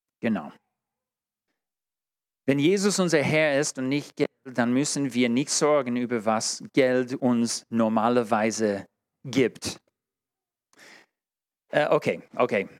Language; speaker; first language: German; non-native, fluent; English